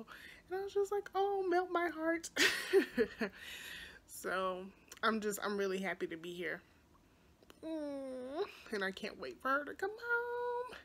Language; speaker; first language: English; native; English